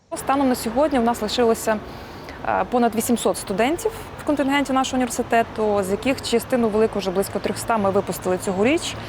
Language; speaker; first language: Ukrainian; native; Ukrainian